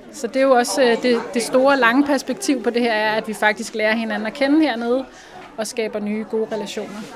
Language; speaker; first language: Danish; native; Danish